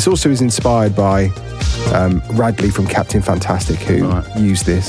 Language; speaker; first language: English; native; English